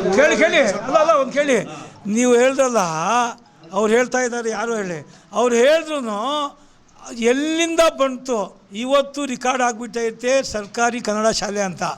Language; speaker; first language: Kannada; native; Kannada